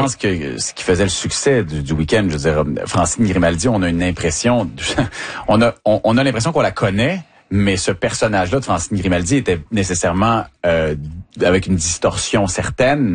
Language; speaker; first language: French; native; French